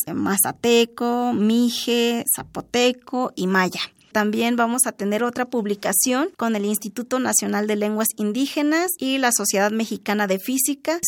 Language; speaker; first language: Spanish; non-native, local second language; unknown